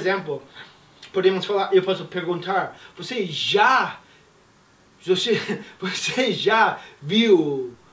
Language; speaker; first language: Portuguese; non-native, fluent; English